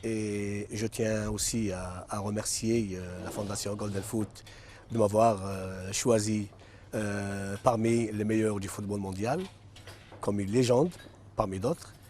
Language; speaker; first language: French; non-native, local second language; Arabic